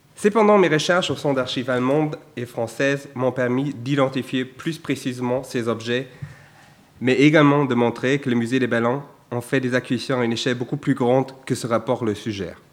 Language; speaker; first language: French; non-native, fluent; German